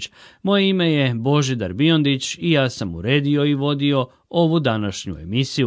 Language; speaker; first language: Croatian; native; Croatian